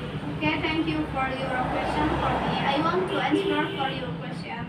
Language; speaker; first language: English; non-native, learner; Indonesian